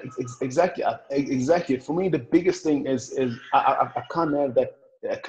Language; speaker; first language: English; non-native, local second language; Northern Sotho